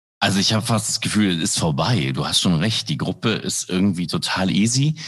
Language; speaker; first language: German; early bilingual, other home language; Indonesian